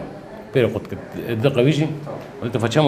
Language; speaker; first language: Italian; non-native, fluent; Kurdish